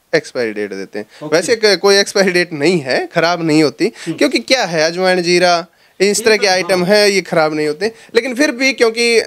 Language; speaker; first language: Hindi; native; Hindi